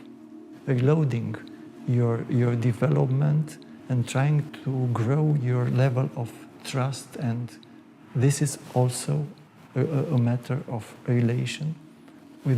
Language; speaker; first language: English; non-native, fluent; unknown